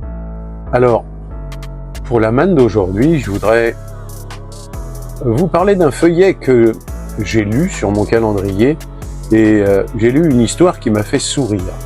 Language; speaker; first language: French; native; French